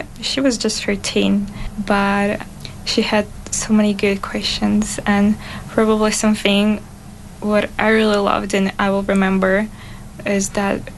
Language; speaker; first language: English; non-native, fluent; Russian